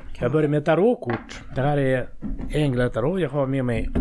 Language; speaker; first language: Swedish; non-native, fluent; Russian